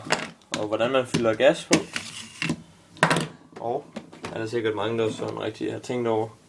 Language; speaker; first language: Danish; native; Danish